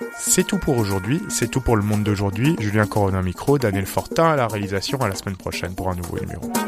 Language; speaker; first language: French; native; French